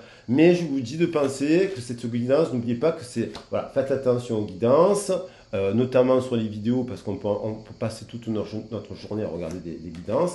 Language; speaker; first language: French; native; French